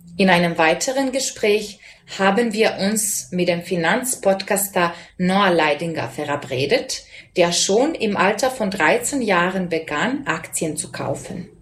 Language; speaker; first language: German; non-native, fluent; Serbian